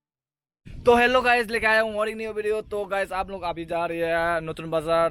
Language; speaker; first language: Hindi; non-native, local second language; Chakma